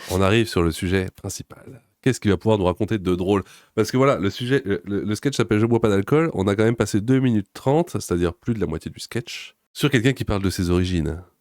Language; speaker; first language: French; native; French